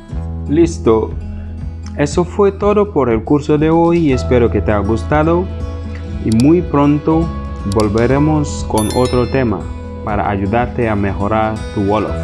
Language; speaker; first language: Spanish; non-native, fluent; Wolof